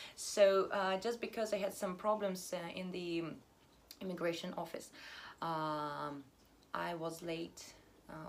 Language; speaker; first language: English; non-native, fluent; Russian